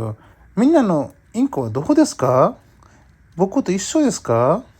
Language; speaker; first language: Japanese; non-native, learner; Vietnamese